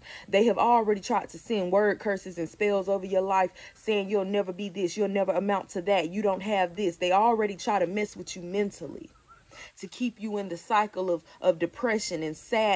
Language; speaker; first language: English; native; English